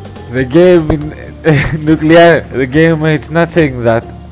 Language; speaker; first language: English; non-native, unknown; Greek